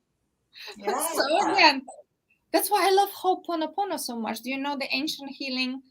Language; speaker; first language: English; non-native, fluent; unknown